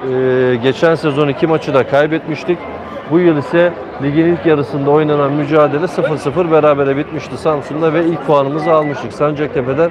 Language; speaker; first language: Turkish; native; Turkish